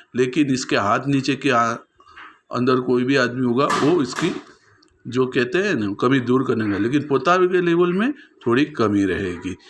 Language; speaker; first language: Hindi; non-native, local second language; Gujarati